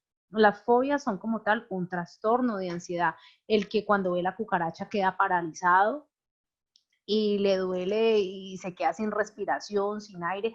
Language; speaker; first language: Spanish; native; Spanish